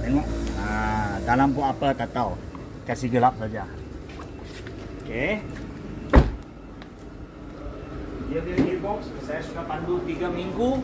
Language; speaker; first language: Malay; non-native, local second language; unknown